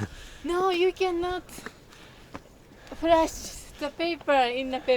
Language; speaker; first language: English; non-native, learner; Japanese